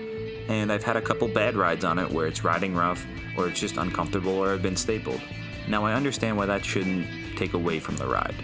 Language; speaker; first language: English; native; English